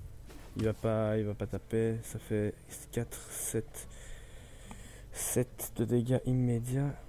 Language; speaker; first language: French; native; French